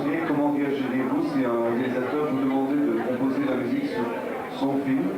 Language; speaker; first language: French; native; French